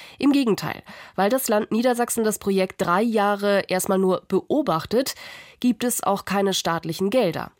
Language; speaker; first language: German; native; German